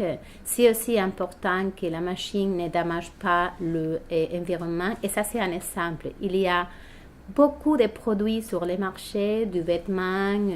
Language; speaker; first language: French; non-native, fluent; Spanish